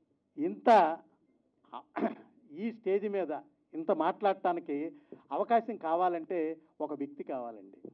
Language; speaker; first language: Telugu; native; Telugu